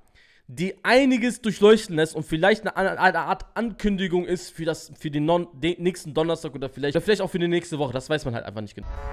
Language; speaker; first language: German; native; German